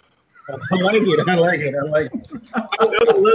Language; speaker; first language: English; native; English